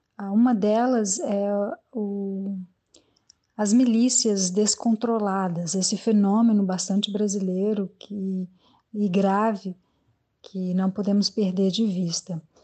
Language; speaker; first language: Portuguese; native; Portuguese